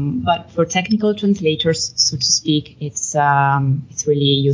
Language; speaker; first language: English; non-native, fluent; Italian